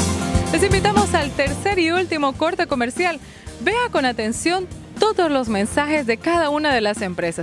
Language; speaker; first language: Spanish; native; Spanish